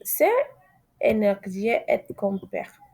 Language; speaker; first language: French; non-native, learner; Spanish